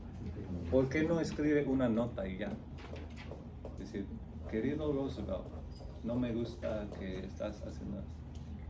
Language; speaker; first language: Spanish; non-native, fluent; English